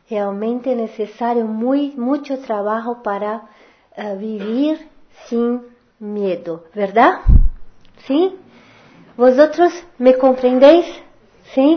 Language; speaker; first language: Spanish; non-native, fluent; Portuguese